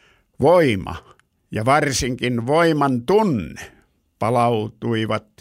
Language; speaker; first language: Finnish; native; Finnish